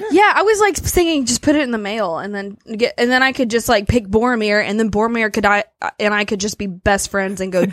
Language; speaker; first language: English; native; English